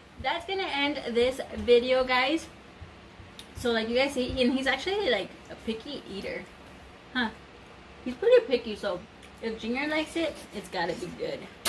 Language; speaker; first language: English; early bilingual, other home language; Spanish